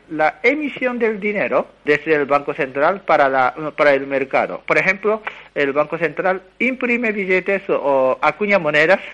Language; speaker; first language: Spanish; non-native, fluent; Japanese